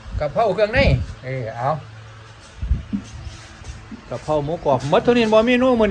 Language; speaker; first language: Thai; non-native, local second language; Northeastern Thai